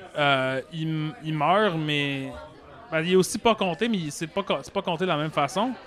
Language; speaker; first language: French; native; French